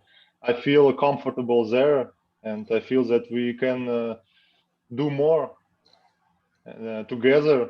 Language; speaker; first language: English; non-native, learner; Russian